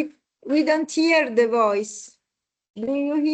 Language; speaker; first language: English; non-native, fluent; Italian